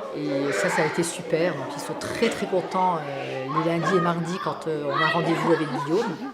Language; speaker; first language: French; native; French